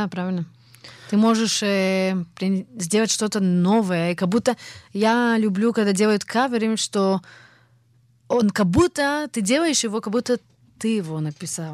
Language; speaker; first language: Russian; early bilingual, heritage; Russian